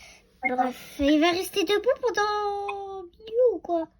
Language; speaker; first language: French; native; French